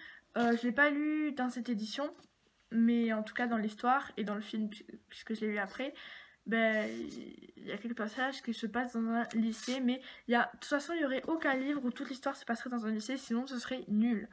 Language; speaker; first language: French; native; French